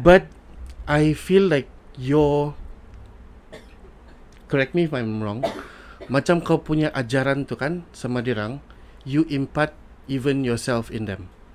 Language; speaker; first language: English; non-native, local second language; Malay